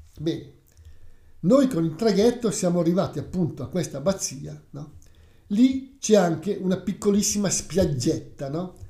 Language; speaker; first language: Italian; native; Italian